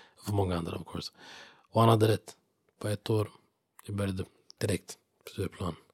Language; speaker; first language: Swedish; non-native, fluent; English